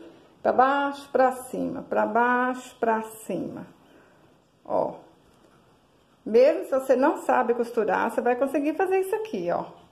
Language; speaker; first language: Portuguese; native; Portuguese